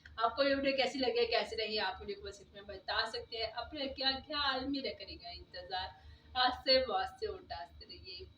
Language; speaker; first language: Urdu; non-native, local second language; Punjabi